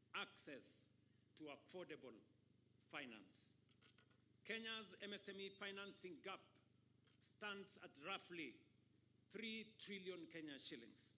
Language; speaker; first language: English; non-native, local second language; Kalenjin